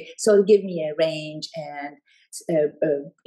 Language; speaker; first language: English; non-native, fluent; Italian